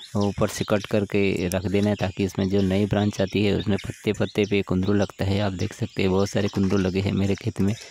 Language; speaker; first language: Hindi; non-native, local second language; Gujarati